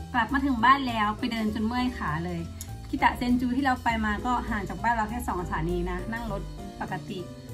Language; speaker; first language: Thai; native; Thai